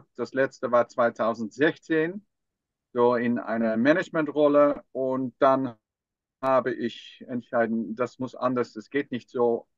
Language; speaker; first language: German; non-native, fluent; Dutch